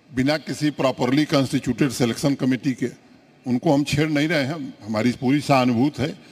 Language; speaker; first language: Hindi; native; Hindi